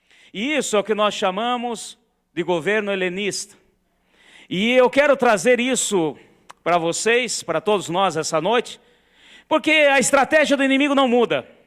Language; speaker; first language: Portuguese; native; Portuguese